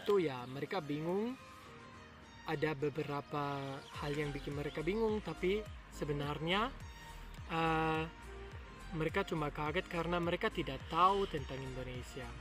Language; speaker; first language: Indonesian; non-native, fluent; German